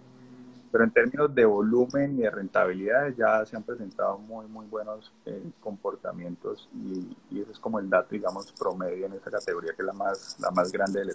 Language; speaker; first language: Spanish; native; Spanish